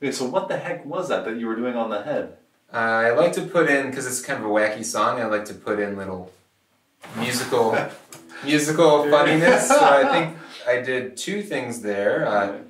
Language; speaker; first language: English; native; English